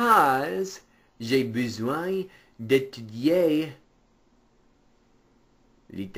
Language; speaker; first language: French; non-native, fluent; English